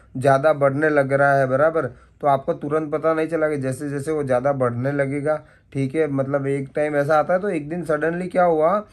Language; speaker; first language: Hindi; non-native, local second language; Gujarati